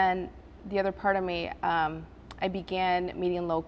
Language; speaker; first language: English; early bilingual, other home language; Spanish